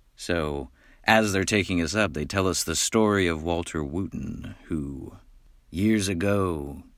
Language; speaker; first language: English; native; English